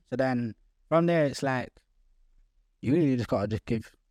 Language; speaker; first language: English; early bilingual, other home language; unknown